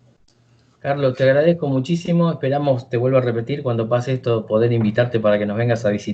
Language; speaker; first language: Spanish; native; Spanish